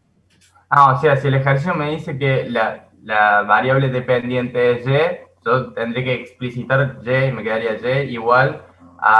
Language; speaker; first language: Spanish; native; Spanish